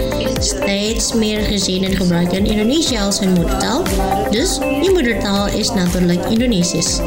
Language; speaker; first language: Dutch; non-native, fluent; Indonesian